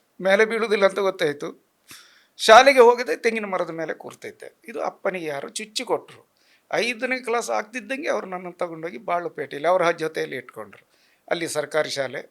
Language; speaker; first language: Kannada; native; Kannada